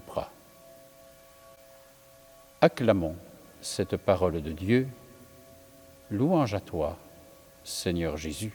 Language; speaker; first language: French; native; French